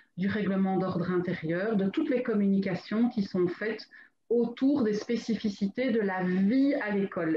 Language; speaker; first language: French; native; French